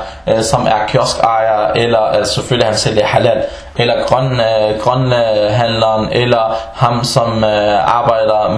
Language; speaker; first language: Danish; early bilingual, other home language; Arabic